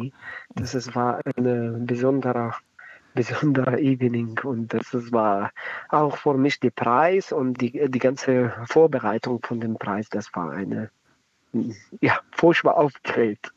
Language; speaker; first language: German; non-native, learner; Arabic